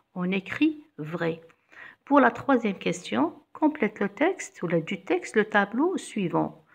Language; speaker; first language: French; non-native, local second language; Arabic